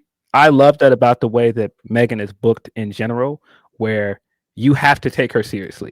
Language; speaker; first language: English; native; English